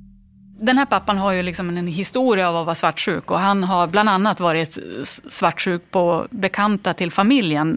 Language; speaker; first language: Swedish; native; Swedish